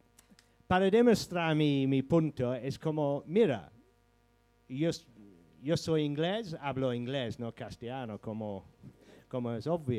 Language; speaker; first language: Spanish; non-native, fluent; English